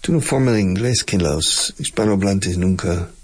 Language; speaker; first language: Spanish; non-native, fluent; English